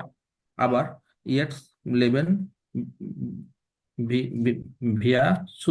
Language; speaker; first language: German; non-native, learner; Bangla